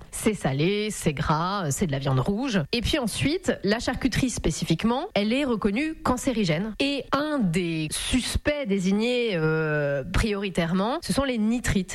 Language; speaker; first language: French; native; French